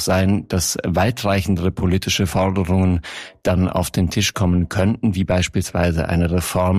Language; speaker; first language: German; native; German